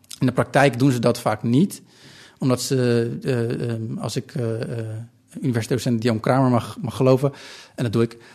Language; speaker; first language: Dutch; native; Dutch